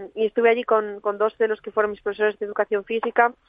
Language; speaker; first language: Spanish; native; Spanish